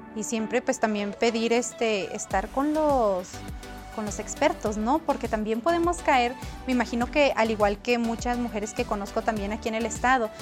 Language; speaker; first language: Spanish; native; Spanish